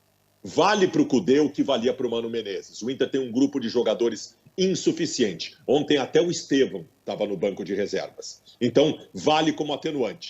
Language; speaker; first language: Portuguese; native; Portuguese